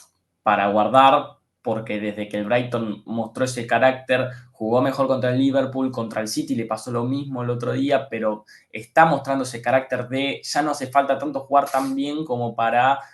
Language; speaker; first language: Spanish; native; Spanish